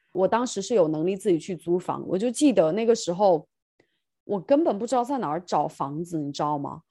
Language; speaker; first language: Chinese; native; Chinese